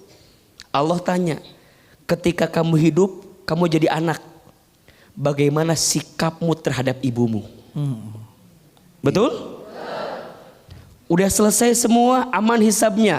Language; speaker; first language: Indonesian; native; Indonesian